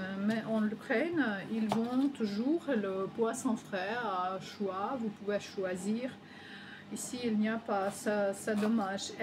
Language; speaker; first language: French; non-native, learner; Ukrainian